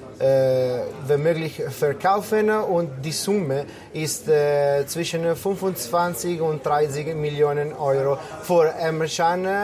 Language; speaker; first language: German; non-native, learner; Italian